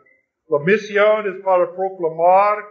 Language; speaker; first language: Spanish; non-native, fluent; English